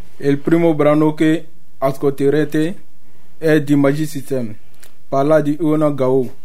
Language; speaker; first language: Italian; non-native, learner; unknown